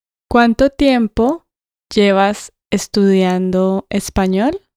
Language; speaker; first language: Spanish; native; Spanish